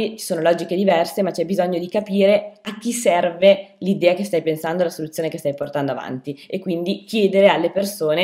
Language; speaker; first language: Italian; native; Italian